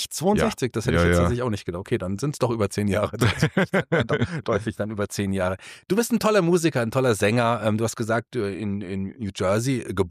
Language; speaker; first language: German; native; German